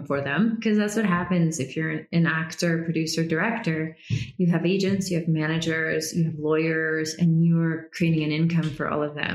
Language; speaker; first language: English; native; English